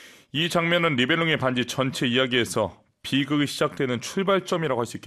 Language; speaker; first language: Korean; native; Korean